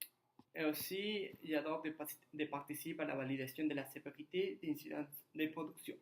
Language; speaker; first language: French; non-native, learner; Spanish